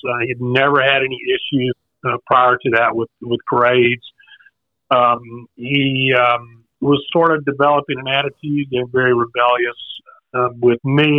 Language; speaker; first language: English; native; English